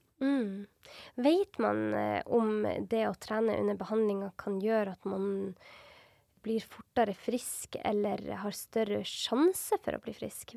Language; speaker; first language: Norwegian; native; Norwegian